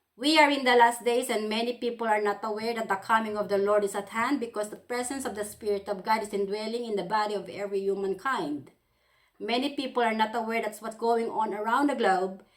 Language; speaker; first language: English; non-native, local second language; Filipino